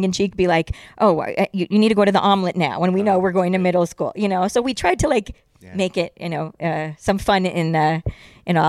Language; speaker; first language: English; native; English